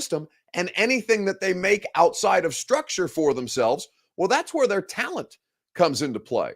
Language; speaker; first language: English; native; English